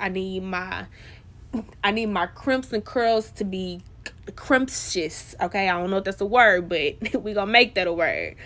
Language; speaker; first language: English; native; English